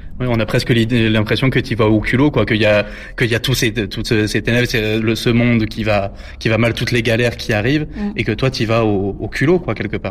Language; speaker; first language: French; native; French